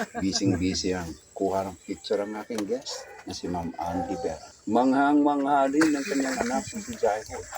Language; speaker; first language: Filipino; non-native, local second language; Cebuano